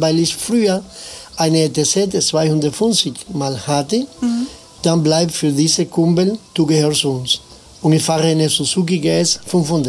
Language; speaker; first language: German; non-native, fluent; Spanish